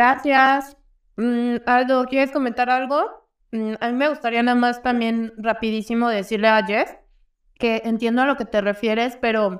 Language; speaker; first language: Spanish; native; Spanish